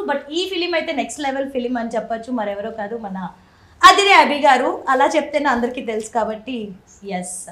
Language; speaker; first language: Telugu; native; Telugu